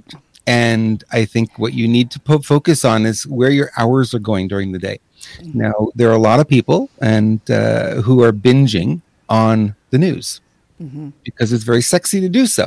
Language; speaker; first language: English; native; English